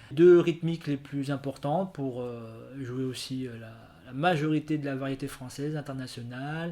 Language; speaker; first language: French; native; French